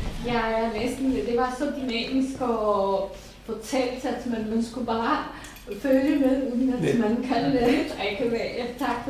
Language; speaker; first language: Danish; non-native, fluent; Serbian